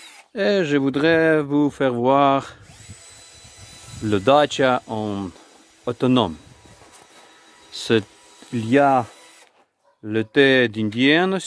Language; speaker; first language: French; non-native, learner; Ukrainian